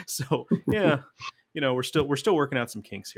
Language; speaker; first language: English; native; English